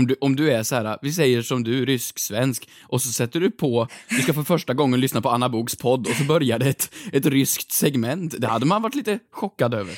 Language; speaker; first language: Swedish; native; Swedish